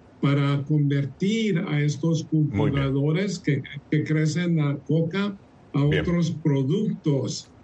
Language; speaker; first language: Spanish; early bilingual, heritage; Spanish